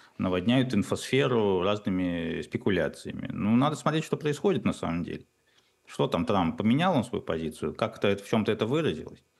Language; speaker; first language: Russian; native; Russian